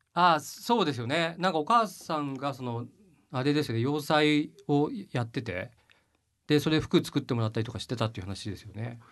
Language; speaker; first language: Japanese; native; Japanese